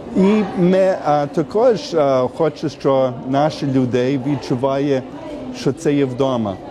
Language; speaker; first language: Ukrainian; early bilingual, heritage; Ukrainian